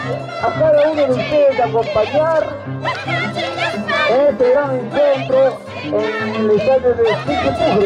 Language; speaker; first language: Spanish; native; Spanish